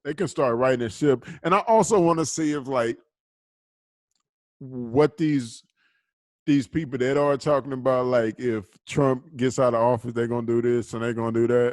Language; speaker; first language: English; native; English